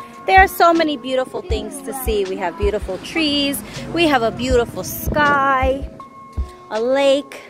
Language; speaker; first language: English; early bilingual, other home language; Spanish